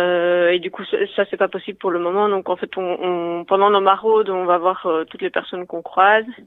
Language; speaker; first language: French; native; French